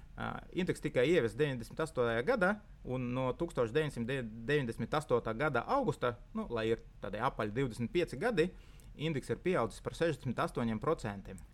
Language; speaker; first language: Latvian; non-native, local second language; Russian